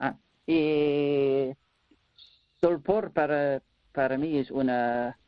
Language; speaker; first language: Spanish; non-native, learner; English